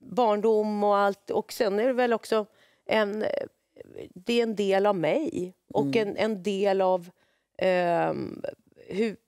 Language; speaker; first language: Swedish; native; Swedish